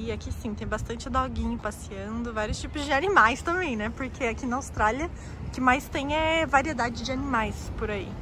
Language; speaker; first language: Portuguese; native; Portuguese